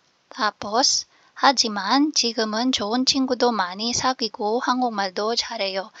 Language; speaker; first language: Korean; non-native, fluent; Filipino